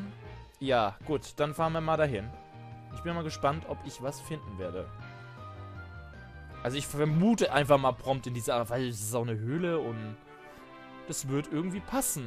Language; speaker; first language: German; native; German